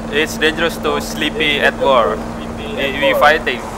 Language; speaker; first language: English; non-native, learner; Indonesian